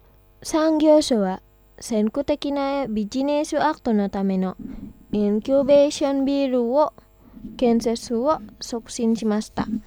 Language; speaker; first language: Japanese; non-native, fluent; Indonesian